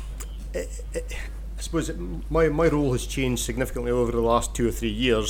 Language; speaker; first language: English; native; English